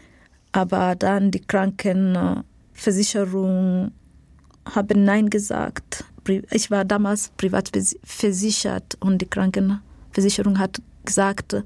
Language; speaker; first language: German; non-native, fluent; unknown